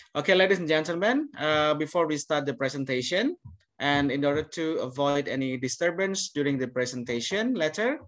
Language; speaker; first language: English; non-native, fluent; Indonesian